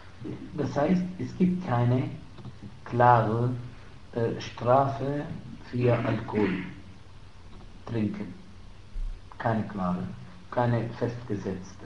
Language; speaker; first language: German; non-native, fluent; Arabic